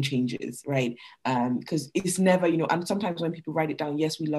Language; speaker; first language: English; non-native, local second language; Yoruba